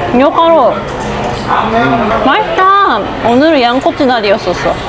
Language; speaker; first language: Korean; non-native, fluent; Japanese